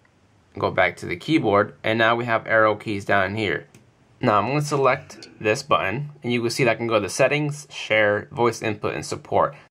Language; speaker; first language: English; native; English